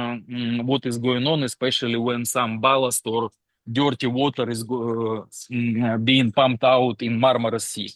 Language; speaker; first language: English; non-native, fluent; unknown